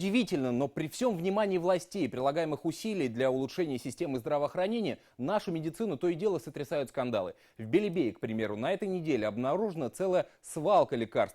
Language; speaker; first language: Russian; native; Russian